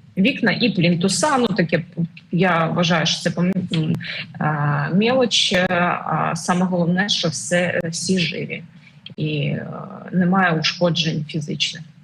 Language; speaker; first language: Ukrainian; non-native, local second language; Russian